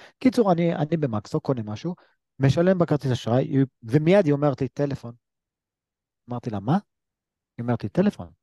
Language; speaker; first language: Hebrew; native; Hebrew